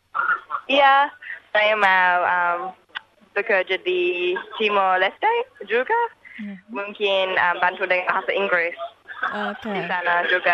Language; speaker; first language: Indonesian; non-native, learner; English